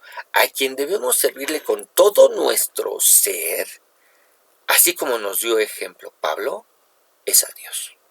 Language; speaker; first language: Spanish; native; Spanish